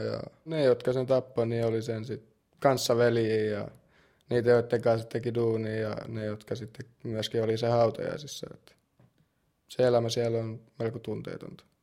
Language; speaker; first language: Finnish; early bilingual, other home language; Russian